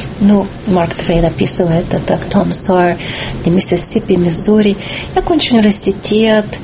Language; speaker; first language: Russian; early bilingual, heritage; Russian